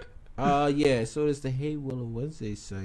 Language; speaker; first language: English; native; English